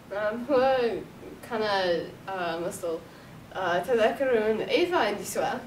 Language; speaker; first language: Arabic; non-native, learner; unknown